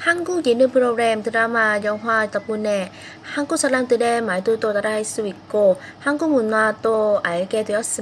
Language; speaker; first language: Korean; non-native, fluent; Vietnamese